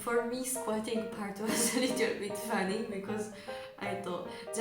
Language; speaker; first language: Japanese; non-native, learner; Georgian